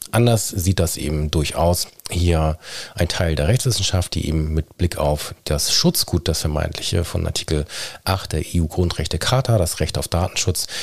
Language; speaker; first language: German; native; German